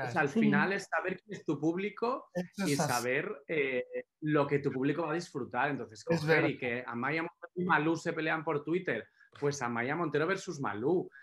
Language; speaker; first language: Spanish; native; Spanish